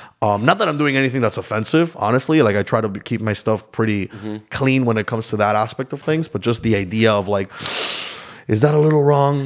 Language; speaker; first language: English; early bilingual, other home language; Spanish